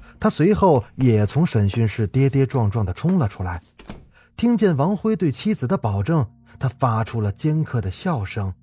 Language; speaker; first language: Chinese; native; Chinese